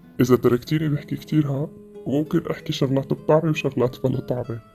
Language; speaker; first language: Arabic; native; Arabic